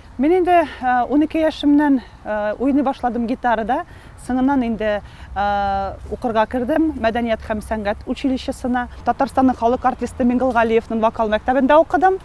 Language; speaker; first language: Tatar; non-native, local second language; Russian